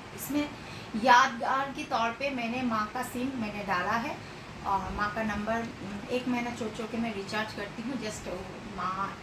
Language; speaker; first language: Hindi; non-native, local second language; Bangla